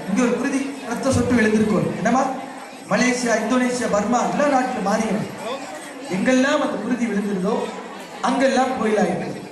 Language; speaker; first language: Tamil; native; Tamil